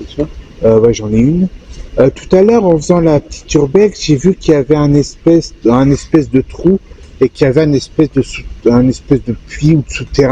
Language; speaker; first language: French; native; French